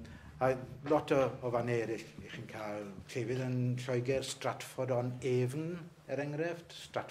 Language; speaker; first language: Welsh; native; Welsh